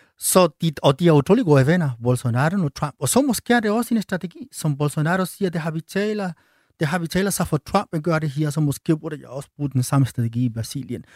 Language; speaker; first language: Danish; non-native, fluent; Spanish